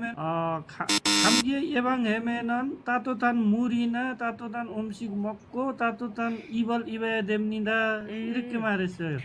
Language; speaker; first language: Korean; non-native, learner; Nepali